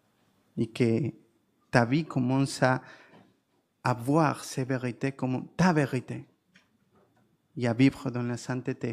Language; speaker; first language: French; non-native, fluent; Spanish